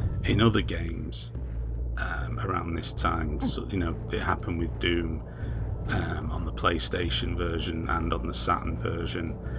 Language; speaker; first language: English; native; English